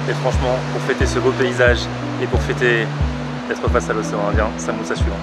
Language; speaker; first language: French; native; French